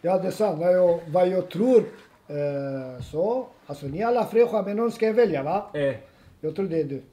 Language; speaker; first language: Swedish; non-native, fluent; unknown